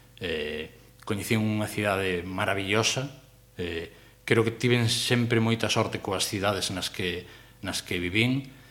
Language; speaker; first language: Galician; non-native, local second language; Spanish